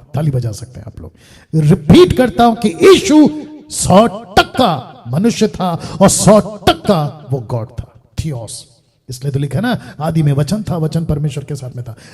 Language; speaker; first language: Hindi; non-native, local second language; Telugu